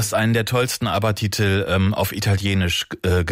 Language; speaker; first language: German; native; German